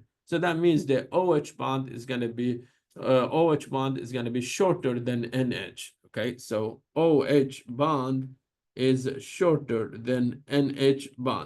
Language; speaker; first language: English; non-native, fluent; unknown